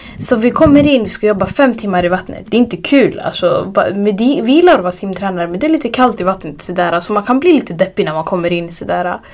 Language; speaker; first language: Swedish; early bilingual, other home language; Arabic